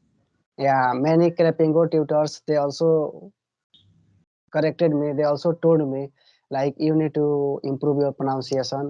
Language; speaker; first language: English; non-native, learner; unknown